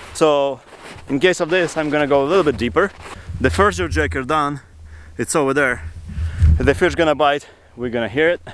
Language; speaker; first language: English; non-native, learner; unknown